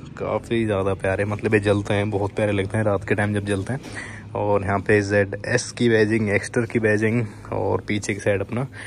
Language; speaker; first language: Hindi; native; Hindi